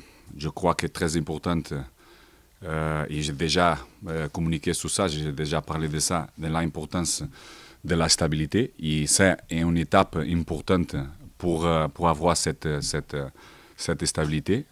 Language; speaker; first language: French; non-native, fluent; Portuguese